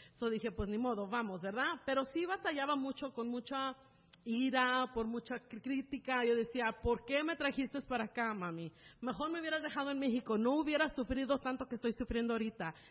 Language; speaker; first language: Spanish; early bilingual, heritage; Spanish